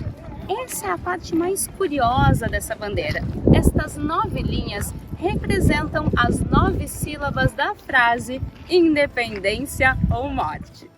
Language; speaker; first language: Portuguese; native; Portuguese